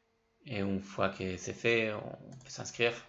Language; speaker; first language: French; non-native, fluent; Spanish